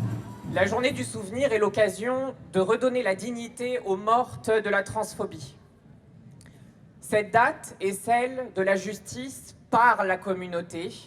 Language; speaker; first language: French; native; French